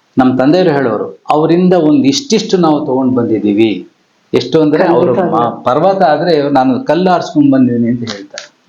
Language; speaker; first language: Kannada; non-native, local second language; Telugu